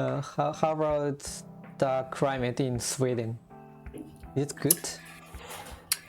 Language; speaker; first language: English; non-native, learner; Japanese